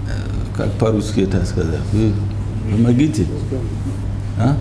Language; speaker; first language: Russian; non-native, learner; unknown